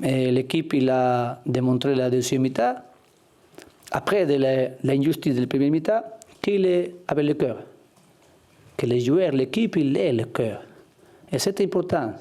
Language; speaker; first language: French; non-native, learner; Spanish